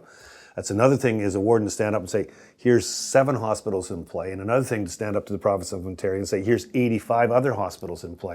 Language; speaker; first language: English; native; English